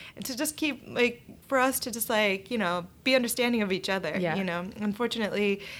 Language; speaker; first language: English; native; English